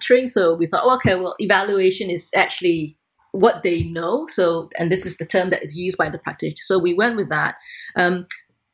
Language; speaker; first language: English; non-native, local second language; Cantonese